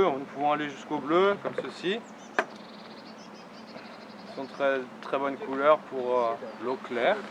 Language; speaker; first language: French; native; French